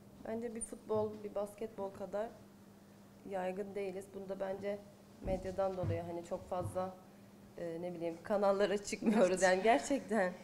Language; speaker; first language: Turkish; native; Turkish